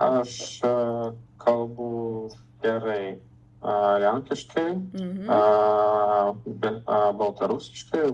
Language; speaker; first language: Lithuanian; non-native, learner; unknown